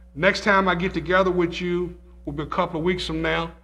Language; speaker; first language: English; native; English